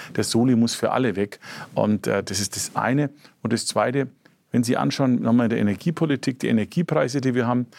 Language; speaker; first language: German; native; German